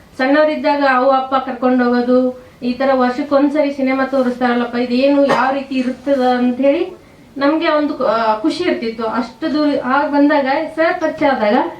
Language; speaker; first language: Kannada; native; Kannada